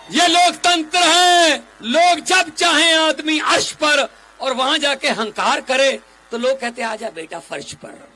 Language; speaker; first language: Hindi; non-native, local second language; Punjabi